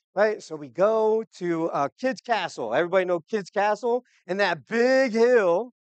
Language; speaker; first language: English; native; English